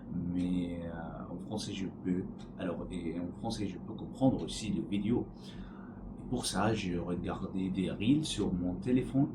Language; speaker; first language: French; non-native, learner; Arabic